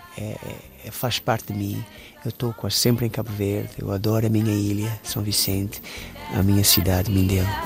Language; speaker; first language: Portuguese; non-native, local second language; Kabuverdianu